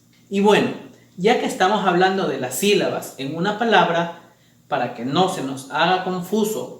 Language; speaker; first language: Spanish; native; Spanish